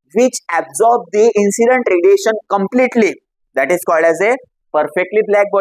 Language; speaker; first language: English; non-native, local second language; Marathi